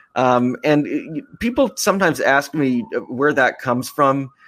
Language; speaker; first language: English; native; English